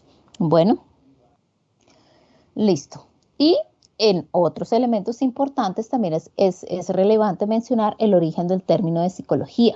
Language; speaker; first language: Spanish; native; Spanish